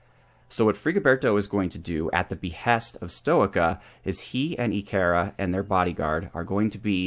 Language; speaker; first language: English; native; English